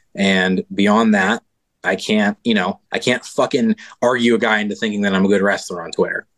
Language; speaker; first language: English; native; English